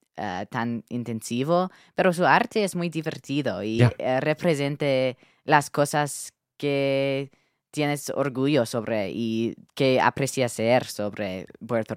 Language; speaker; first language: Spanish; non-native, learner; English